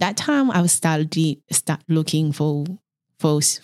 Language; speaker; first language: English; non-native, fluent; Chinese